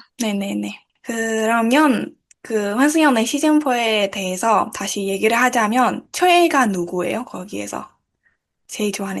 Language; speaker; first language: Korean; non-native, learner; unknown